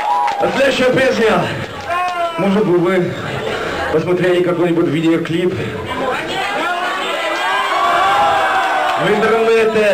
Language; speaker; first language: Russian; non-native, fluent; Finnish